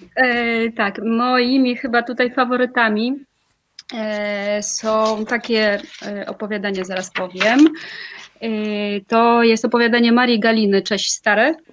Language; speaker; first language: Polish; non-native, fluent; Russian